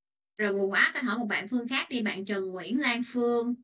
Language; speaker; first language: Vietnamese; native; Vietnamese